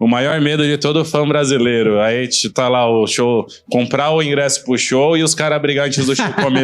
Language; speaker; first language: Portuguese; native; Portuguese